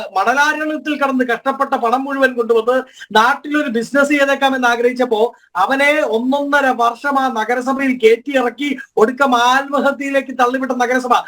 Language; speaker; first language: Malayalam; native; Malayalam